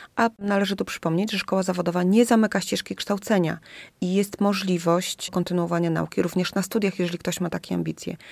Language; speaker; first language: Polish; native; Polish